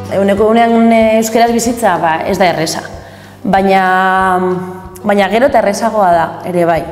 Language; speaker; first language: Basque; non-native, local second language; Spanish